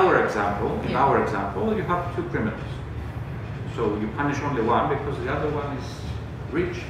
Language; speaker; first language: English; non-native, fluent; Greek